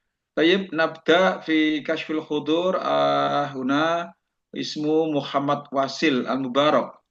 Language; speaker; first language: Arabic; non-native, fluent; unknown